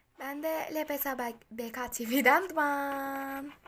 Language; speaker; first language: Turkish; native; Turkish